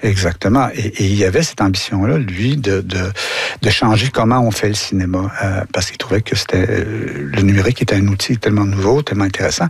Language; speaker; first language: French; native; French